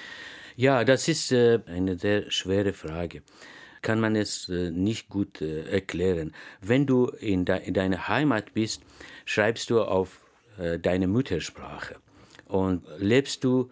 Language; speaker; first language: German; non-native, fluent; Persian